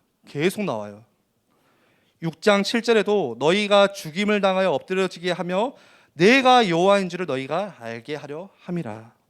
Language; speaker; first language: Korean; native; Korean